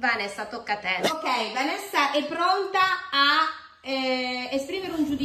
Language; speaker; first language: Italian; native; Italian